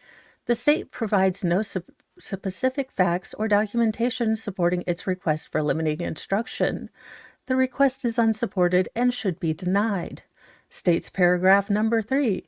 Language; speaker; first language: English; native; English